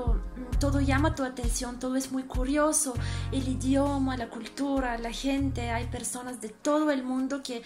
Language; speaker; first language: Spanish; non-native, fluent; Bulgarian